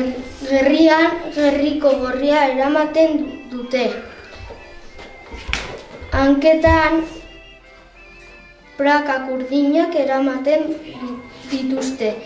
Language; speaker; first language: Basque; non-native, local second language; Spanish